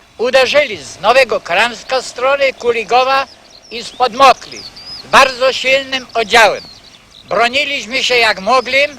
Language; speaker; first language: Polish; native; Polish